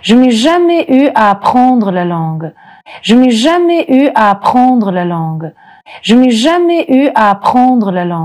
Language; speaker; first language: French; early bilingual, other home language; Italian